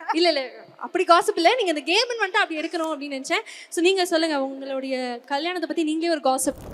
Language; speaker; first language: Tamil; native; Tamil